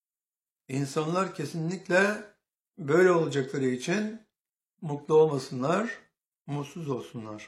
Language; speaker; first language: Turkish; native; Turkish